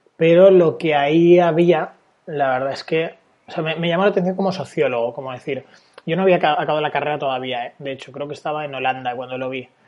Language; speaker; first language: Spanish; native; Spanish